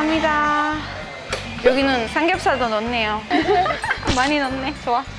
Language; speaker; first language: Korean; non-native, fluent; Spanish